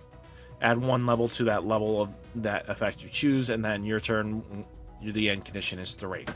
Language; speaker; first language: English; native; English